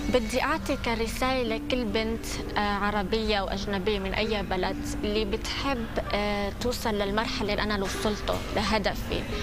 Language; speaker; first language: Arabic; native; Arabic